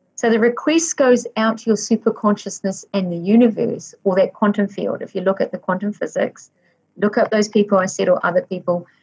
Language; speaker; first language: English; native; English